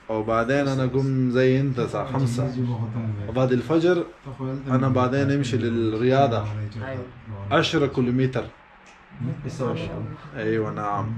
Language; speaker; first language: Arabic; non-native, learner; Pashto